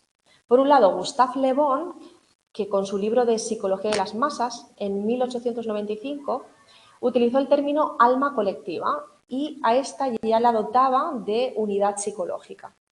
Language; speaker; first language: Spanish; native; Spanish